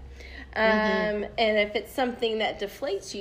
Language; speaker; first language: English; native; English